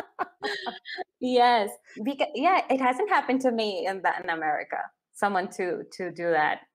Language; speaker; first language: English; non-native, fluent; Spanish